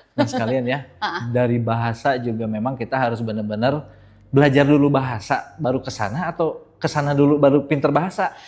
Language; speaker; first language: Indonesian; native; Indonesian